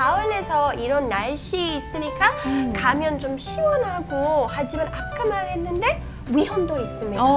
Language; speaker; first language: Korean; non-native, fluent; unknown